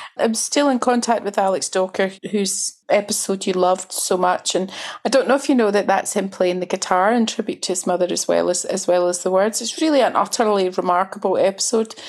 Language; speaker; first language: English; native; English